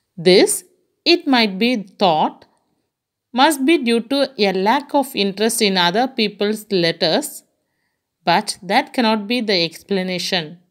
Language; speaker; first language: English; non-native, local second language; Tamil